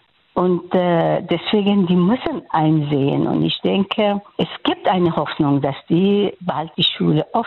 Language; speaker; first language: German; non-native, learner; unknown